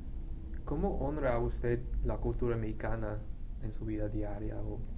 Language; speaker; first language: Spanish; non-native, fluent; English